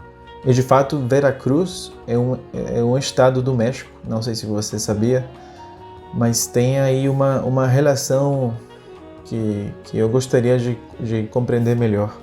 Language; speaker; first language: Portuguese; non-native, fluent; Spanish